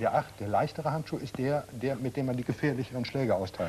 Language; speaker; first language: German; native; German